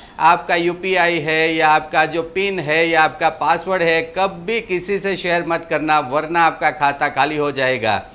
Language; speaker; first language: Hindi; non-native, local second language; Gujarati